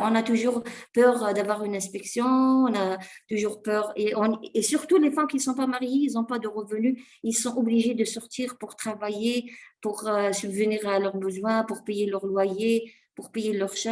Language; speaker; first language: French; non-native, fluent; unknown